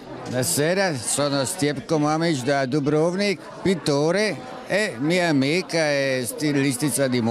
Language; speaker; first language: Italian; non-native, learner; Croatian